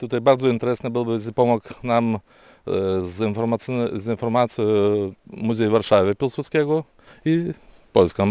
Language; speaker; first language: Polish; non-native, learner; Lithuanian